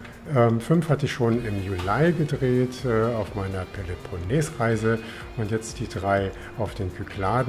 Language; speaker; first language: German; native; German